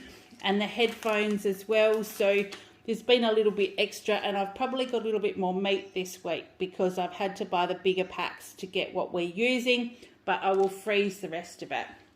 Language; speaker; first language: English; native; English